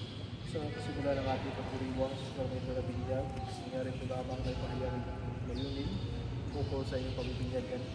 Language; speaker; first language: Filipino; native; Filipino